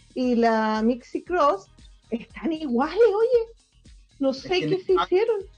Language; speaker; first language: Spanish; native; Spanish